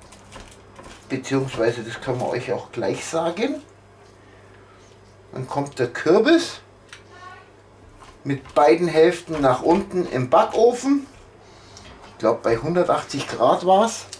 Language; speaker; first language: German; native; German